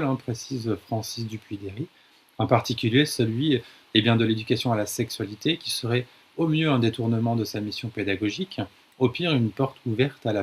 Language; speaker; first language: French; native; French